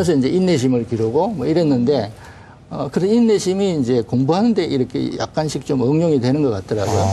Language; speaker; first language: Korean; native; Korean